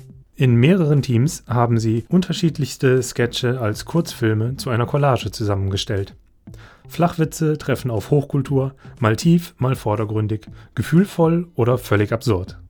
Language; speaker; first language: German; native; German